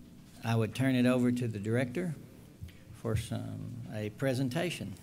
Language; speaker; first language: English; native; English